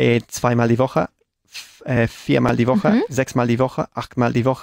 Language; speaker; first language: German; non-native, learner; Spanish